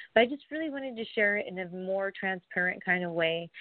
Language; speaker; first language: English; native; English